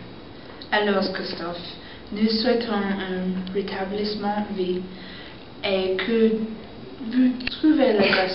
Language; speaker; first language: French; non-native, learner; English